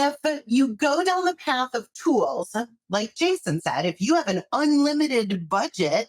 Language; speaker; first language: English; native; English